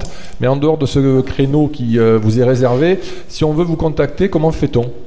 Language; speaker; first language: French; native; French